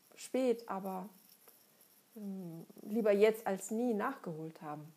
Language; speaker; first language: German; non-native, fluent; Russian